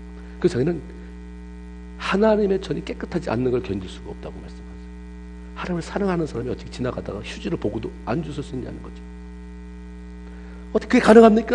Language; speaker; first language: Korean; native; Korean